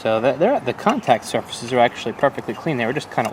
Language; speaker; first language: English; native; English